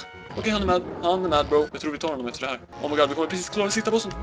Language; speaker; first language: Swedish; native; Swedish